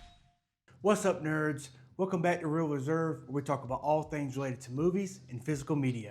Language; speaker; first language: English; native; English